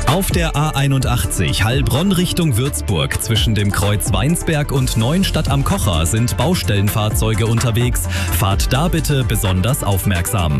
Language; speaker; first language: German; native; German